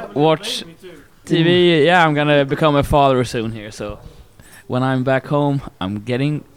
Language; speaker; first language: English; non-native, fluent; Swedish